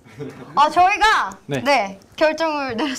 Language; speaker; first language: Korean; native; Korean